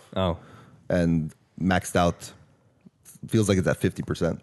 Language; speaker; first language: English; non-native, fluent; Norwegian